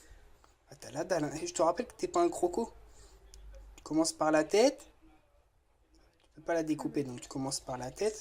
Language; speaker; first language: French; native; French